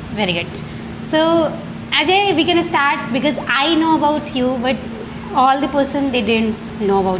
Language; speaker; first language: English; non-native, learner; Hindi